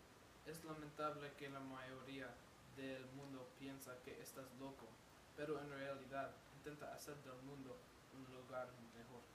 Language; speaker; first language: Spanish; non-native, learner; English